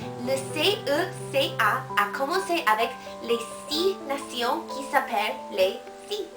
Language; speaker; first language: French; non-native, learner; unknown